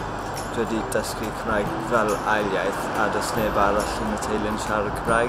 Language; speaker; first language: Welsh; non-native, local second language; English